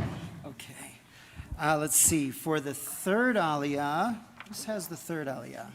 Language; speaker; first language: English; native; English